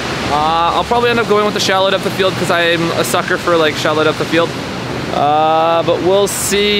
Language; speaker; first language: English; native; English